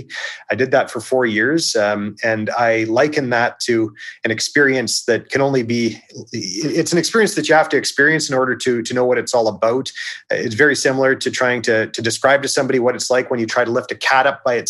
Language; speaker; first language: English; native; English